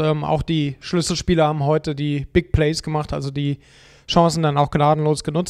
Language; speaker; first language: German; native; German